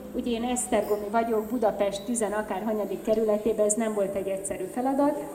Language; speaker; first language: Hungarian; native; Hungarian